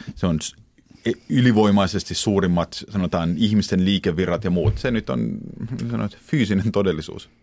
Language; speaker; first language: Finnish; early bilingual, heritage; Finnish